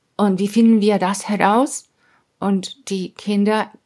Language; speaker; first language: German; non-native, fluent; Spanish